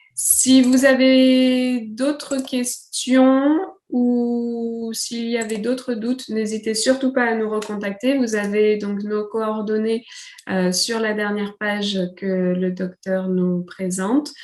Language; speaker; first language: French; native; French